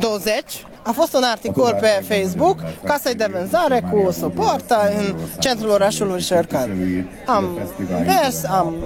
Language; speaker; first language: Romanian; non-native, learner; Hungarian